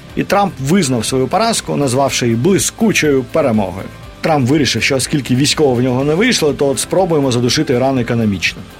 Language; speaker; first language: Ukrainian; non-native, local second language; Russian